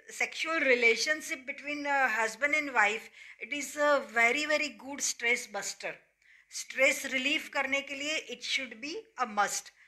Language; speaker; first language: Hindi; non-native, local second language; Gujarati